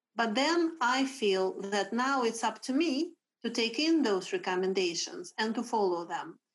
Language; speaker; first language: English; non-native, fluent; Russian